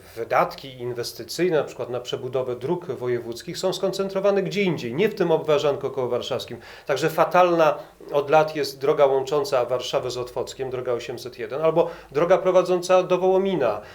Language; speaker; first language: Polish; native; Polish